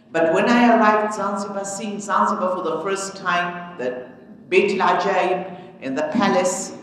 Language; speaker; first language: English; early bilingual, other home language; Arabic